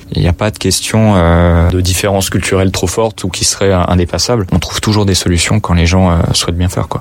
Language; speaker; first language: French; native; French